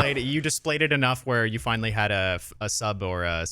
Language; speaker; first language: English; native; English